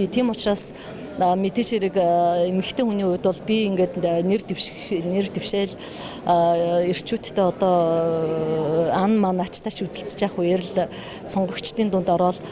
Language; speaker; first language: Mongolian; native; Mongolian